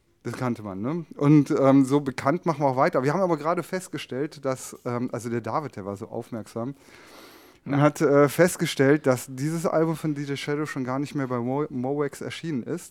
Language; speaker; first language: German; native; German